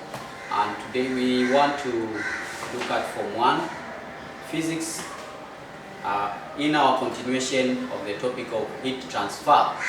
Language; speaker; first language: English; non-native, local second language; Swahili